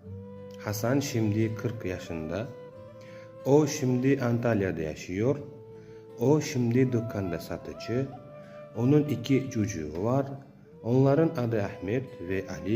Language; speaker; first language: Turkish; non-native, learner; Uzbek